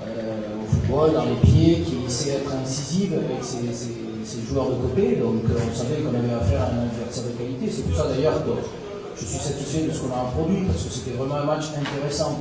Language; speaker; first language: French; native; French